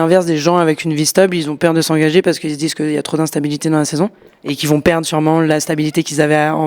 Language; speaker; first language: French; native; French